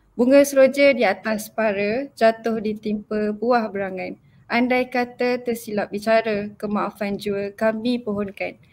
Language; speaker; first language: Malay; native; Malay